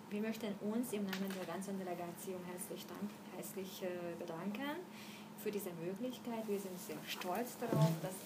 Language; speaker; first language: German; non-native, fluent; Hungarian